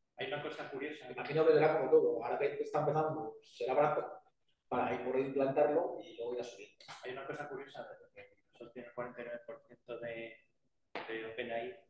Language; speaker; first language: Spanish; native; Spanish